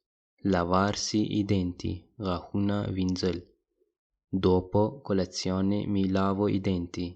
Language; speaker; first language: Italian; non-native, fluent; Pashto